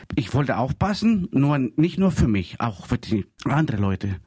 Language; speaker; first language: German; non-native, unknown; Greek